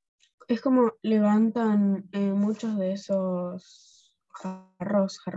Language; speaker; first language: Spanish; non-native, learner; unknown